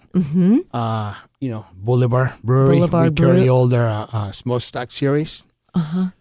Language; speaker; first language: English; early bilingual, other home language; Spanish